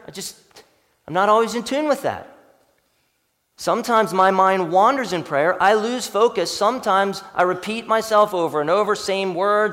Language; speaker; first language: English; native; English